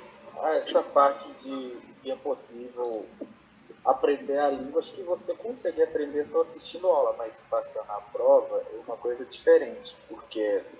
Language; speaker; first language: Portuguese; non-native, fluent; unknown